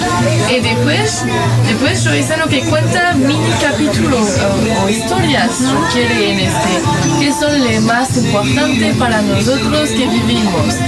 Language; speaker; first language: Spanish; non-native, learner; French